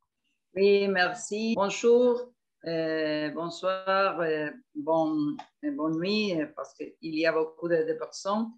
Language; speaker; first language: French; non-native, fluent; Spanish